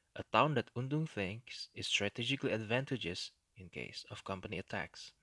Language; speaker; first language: English; non-native, fluent; Indonesian